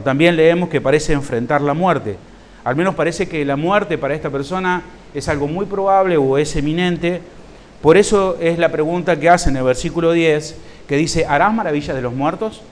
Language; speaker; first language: Spanish; native; Spanish